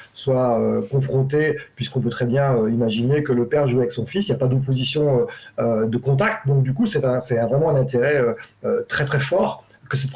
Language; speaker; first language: French; native; French